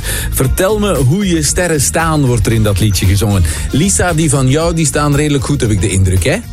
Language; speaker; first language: Dutch; native; Dutch